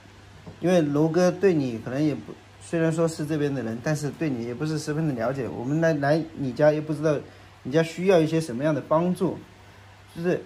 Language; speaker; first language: Chinese; native; Chinese